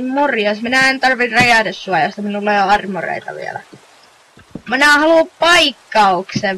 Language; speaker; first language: Finnish; native; Finnish